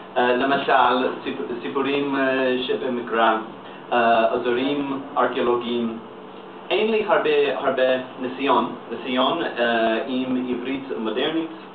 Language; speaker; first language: Hebrew; non-native, learner; English